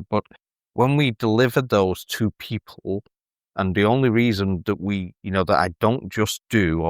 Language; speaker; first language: English; native; English